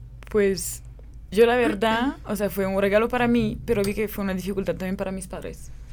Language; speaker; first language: Spanish; non-native, fluent; French